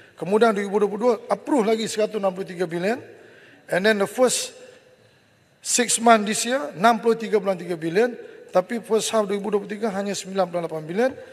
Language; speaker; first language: Malay; native; Malay